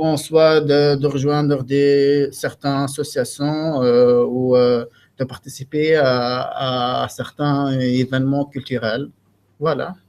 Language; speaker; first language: French; non-native, learner; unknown